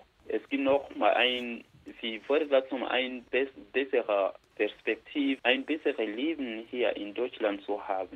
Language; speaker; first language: German; non-native, learner; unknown